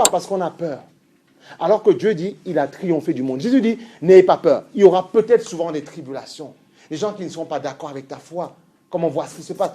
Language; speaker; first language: French; native; French